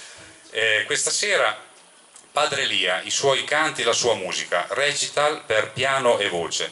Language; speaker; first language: Italian; native; Italian